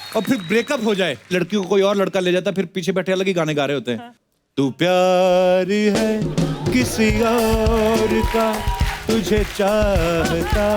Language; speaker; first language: Hindi; non-native, local second language; Punjabi